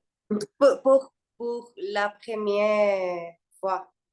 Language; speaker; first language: French; non-native, learner; Spanish